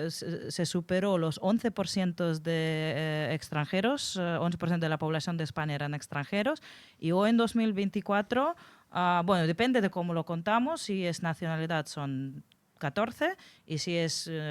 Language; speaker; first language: Spanish; non-native, fluent; Russian